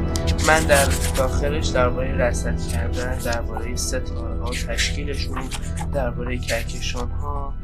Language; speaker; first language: Persian; native; Persian